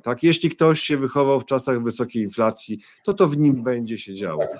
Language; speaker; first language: Polish; native; Polish